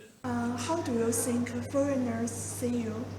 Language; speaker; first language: English; non-native, learner; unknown